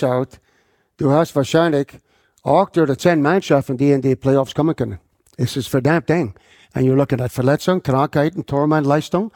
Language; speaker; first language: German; non-native, fluent; English